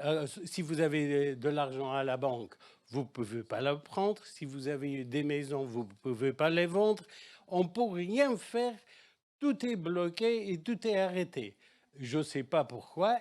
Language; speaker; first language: French; non-native, fluent; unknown